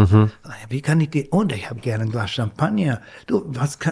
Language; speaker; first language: German; non-native, fluent; English